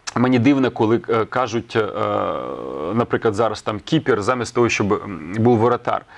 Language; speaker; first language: Ukrainian; non-native, local second language; Russian